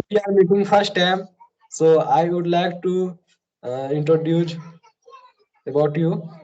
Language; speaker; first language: English; non-native, learner; Hindi